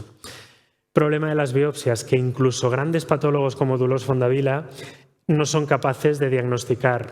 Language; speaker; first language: Spanish; native; Spanish